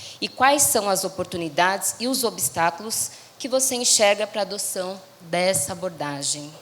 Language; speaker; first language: Portuguese; native; Portuguese